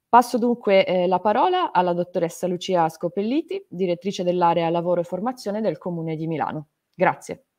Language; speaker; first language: Italian; native; Italian